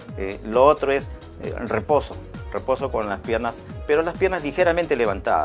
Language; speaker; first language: Spanish; native; Spanish